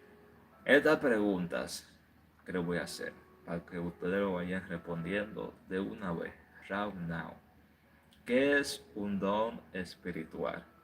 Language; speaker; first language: Spanish; native; Spanish